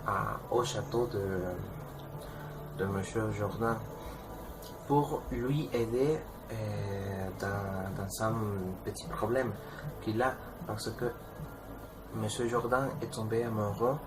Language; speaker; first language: French; non-native, learner; Spanish